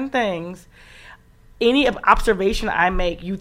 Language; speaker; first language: English; native; English